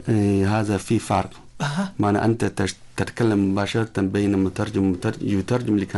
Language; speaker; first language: Arabic; non-native, learner; Chinese